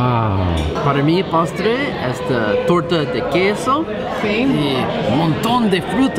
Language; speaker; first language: Spanish; non-native, learner; English